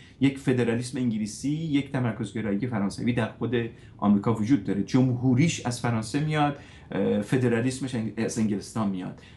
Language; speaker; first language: Persian; early bilingual, heritage; Persian